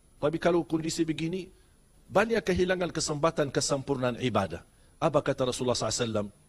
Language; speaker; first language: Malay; non-native, fluent; Arabic